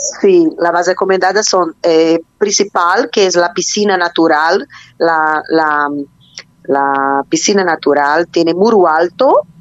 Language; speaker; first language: Spanish; non-native, learner; Portuguese